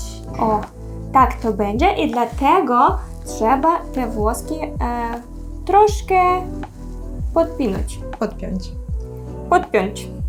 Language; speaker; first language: Polish; non-native, learner; Russian